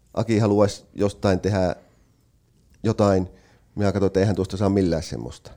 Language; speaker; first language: Finnish; native; Finnish